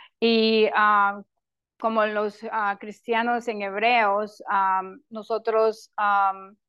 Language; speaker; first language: Spanish; non-native, local second language; English